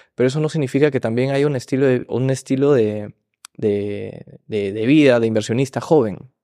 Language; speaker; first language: Spanish; early bilingual, heritage; Spanish